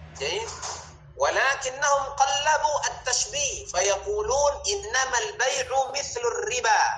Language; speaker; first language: Arabic; non-native, fluent; Indonesian